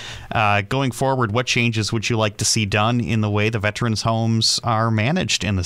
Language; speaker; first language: English; native; English